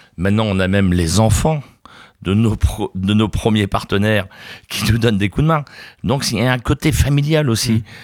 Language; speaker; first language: French; native; French